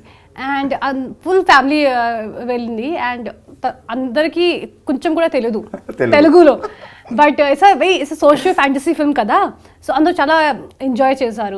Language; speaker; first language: Telugu; non-native, local second language; Hindi